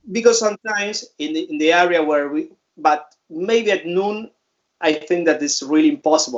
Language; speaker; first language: English; non-native, fluent; Spanish